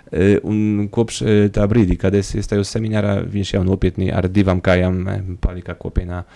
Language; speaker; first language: Latvian; non-native, fluent; Polish